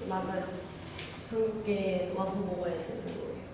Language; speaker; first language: Korean; non-native, learner; Portuguese